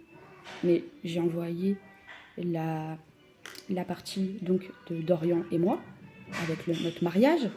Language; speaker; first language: French; native; French